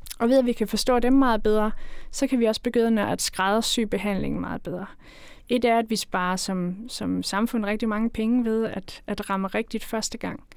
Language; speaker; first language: Danish; native; Danish